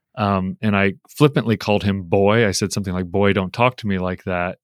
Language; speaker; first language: English; native; English